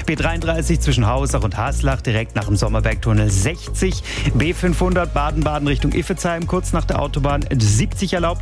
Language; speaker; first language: German; native; German